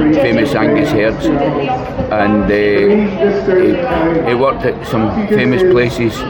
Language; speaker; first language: English; native; English